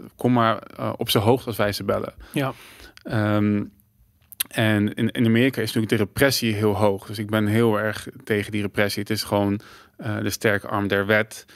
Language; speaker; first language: Dutch; early bilingual, other home language; English